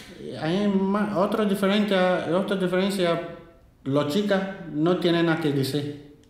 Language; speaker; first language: Spanish; non-native, learner; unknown